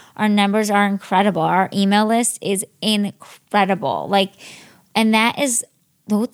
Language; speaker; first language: English; native; English